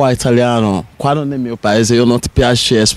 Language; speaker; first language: Italian; non-native, learner; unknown